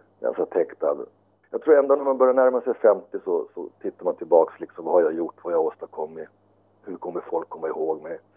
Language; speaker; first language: Swedish; early bilingual, other home language; Finnish